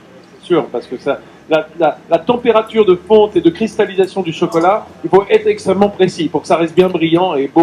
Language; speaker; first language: French; native; French